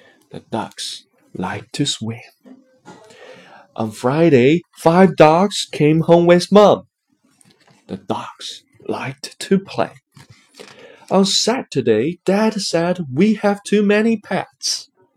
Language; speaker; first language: English; non-native, fluent; Chinese